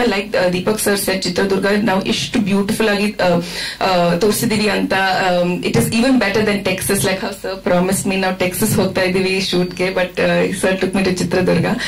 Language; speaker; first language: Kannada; non-native, fluent; Malayalam